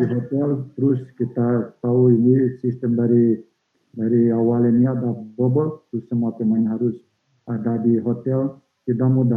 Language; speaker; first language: Indonesian; non-native, fluent; Portuguese